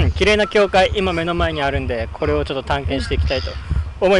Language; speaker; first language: Japanese; native; Japanese